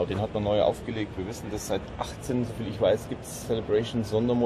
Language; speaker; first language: German; native; German